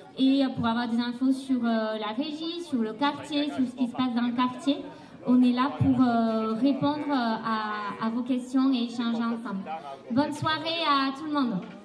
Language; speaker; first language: French; native; French